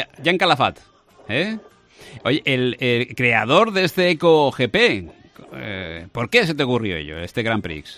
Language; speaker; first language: Spanish; native; Spanish